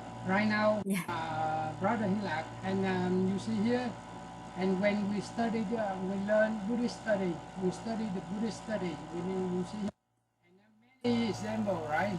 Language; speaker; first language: English; non-native, learner; Vietnamese